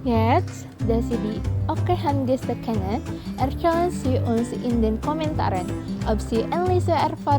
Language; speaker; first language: German; non-native, learner; Indonesian